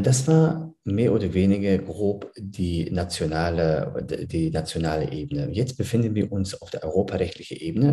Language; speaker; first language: German; early bilingual, other home language; Turkish